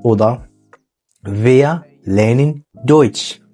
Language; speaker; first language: German; non-native, fluent; Arabic